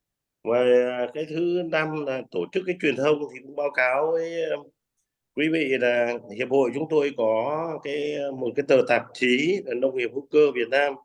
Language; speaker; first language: Vietnamese; native; Vietnamese